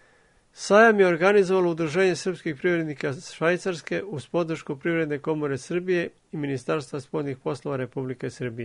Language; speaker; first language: Serbian; native; Serbian